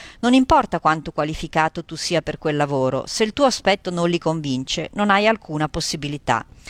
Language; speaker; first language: Italian; native; Italian